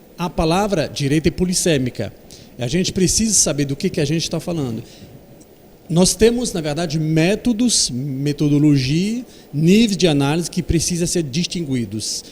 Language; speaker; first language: Portuguese; non-native, fluent; French